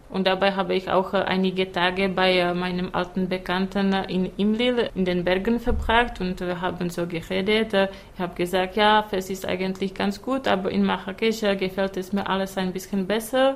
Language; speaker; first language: German; non-native, fluent; Czech